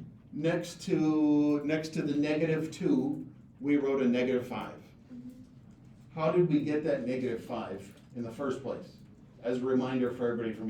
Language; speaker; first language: English; native; English